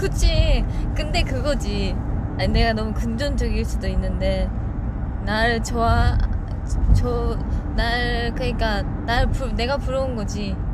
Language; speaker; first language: Korean; non-native, fluent; Japanese